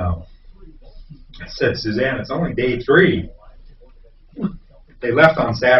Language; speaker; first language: English; native; English